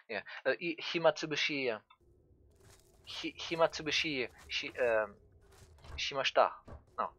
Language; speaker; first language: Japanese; non-native, learner; French